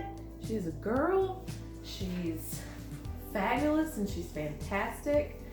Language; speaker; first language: English; native; English